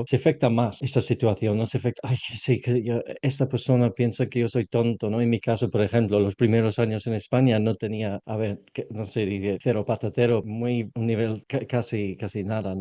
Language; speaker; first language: Spanish; non-native, learner; English